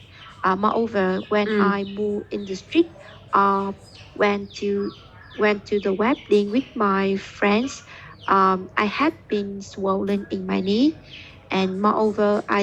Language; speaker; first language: English; non-native, learner; Vietnamese